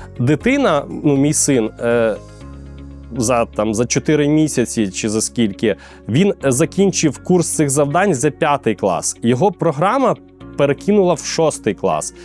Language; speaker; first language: Ukrainian; native; Ukrainian